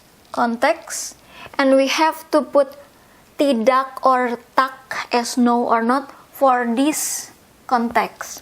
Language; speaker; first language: English; non-native, fluent; Indonesian